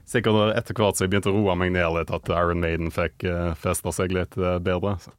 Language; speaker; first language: Norwegian; early bilingual, other home language; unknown